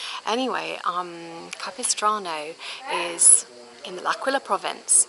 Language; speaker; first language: English; early bilingual, other home language; German